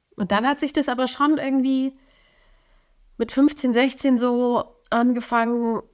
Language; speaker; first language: German; native; German